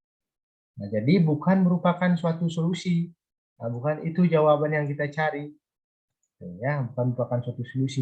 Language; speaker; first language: Indonesian; native; Indonesian